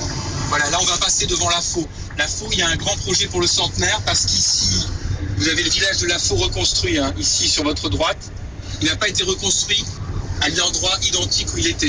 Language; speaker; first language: French; native; French